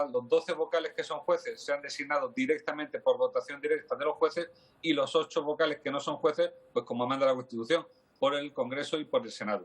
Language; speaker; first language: Spanish; native; Spanish